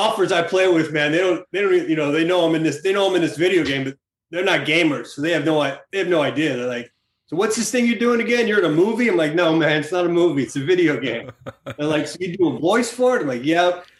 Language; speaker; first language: English; native; English